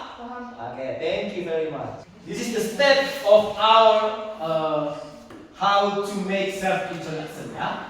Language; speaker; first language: English; non-native, learner; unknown